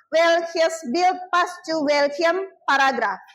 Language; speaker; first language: German; non-native, fluent; Indonesian